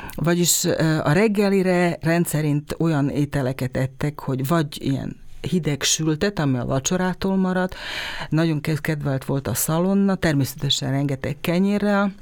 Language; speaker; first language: Hungarian; native; Hungarian